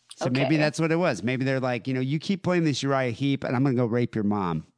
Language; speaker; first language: English; native; English